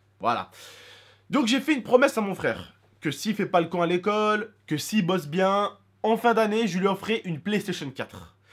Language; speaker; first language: French; native; French